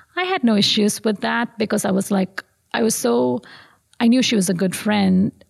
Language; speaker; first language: English; non-native, local second language; Tamil